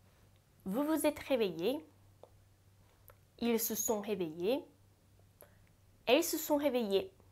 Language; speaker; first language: French; non-native, fluent; Japanese